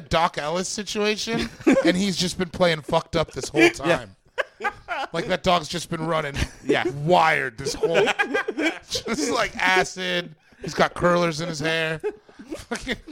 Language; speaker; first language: English; native; English